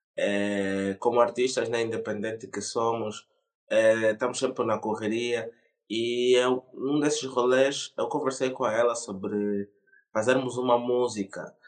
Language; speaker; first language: Portuguese; native; Portuguese